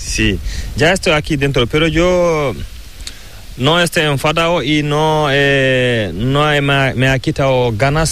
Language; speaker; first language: Spanish; non-native, learner; Fula